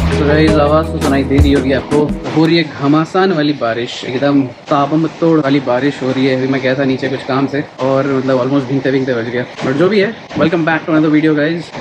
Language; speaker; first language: Hindi; native; Hindi